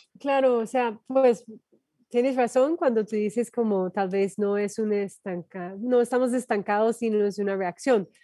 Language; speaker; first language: Spanish; non-native, fluent; English